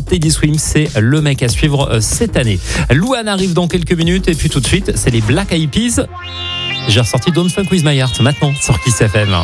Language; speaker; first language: French; native; French